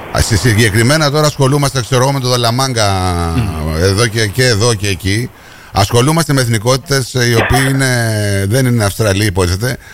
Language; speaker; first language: Greek; native; Greek